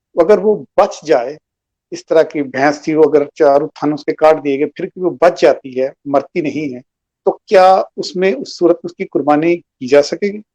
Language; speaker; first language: Urdu; non-native, local second language; Punjabi